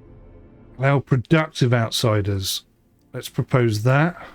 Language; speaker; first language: English; native; English